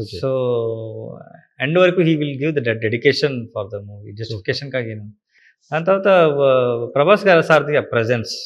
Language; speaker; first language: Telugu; non-native, learner; Kannada